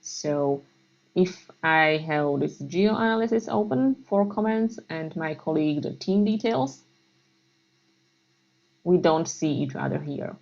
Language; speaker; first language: English; non-native, fluent; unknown